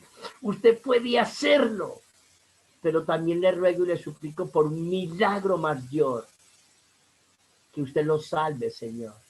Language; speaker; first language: Spanish; native; Spanish